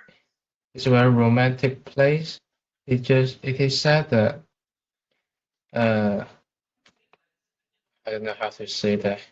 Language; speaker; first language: English; non-native, fluent; Chinese